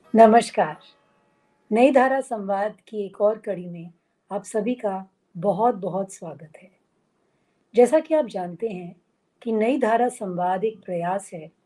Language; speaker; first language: Hindi; native; Hindi